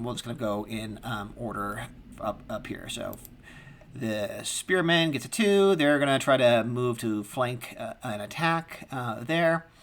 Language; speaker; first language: English; native; English